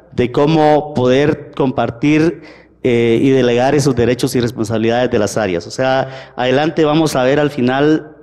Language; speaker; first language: Spanish; native; Spanish